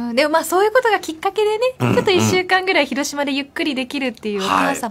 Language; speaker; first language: Japanese; native; Japanese